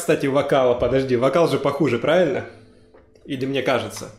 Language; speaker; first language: Russian; native; Russian